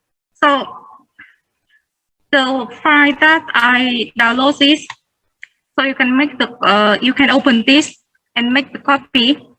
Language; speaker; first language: English; non-native, learner; Vietnamese